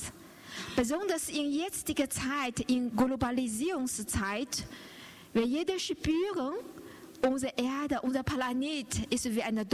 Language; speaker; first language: German; non-native, learner; Chinese